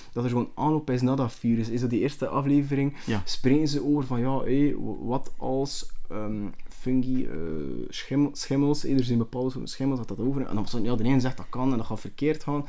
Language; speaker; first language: Dutch; native; Dutch